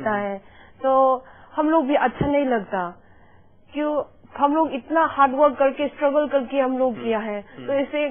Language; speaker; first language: Hindi; non-native, local second language; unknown